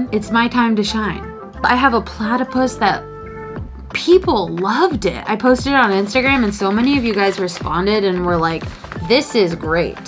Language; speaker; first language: English; native; English